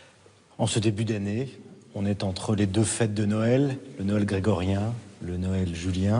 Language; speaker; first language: French; native; French